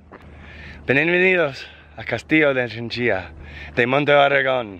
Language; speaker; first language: Spanish; non-native, learner; English